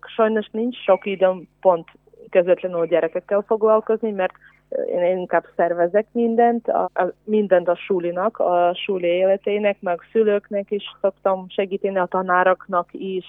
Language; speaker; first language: Hungarian; non-native, fluent; Ukrainian